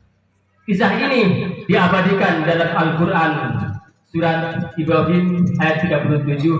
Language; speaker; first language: Indonesian; native; Indonesian